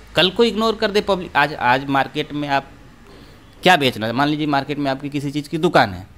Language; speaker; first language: Hindi; native; Hindi